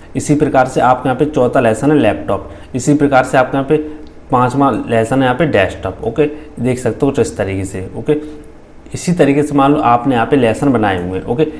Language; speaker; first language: Hindi; native; Hindi